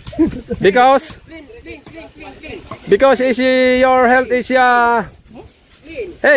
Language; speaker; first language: English; non-native, learner; Filipino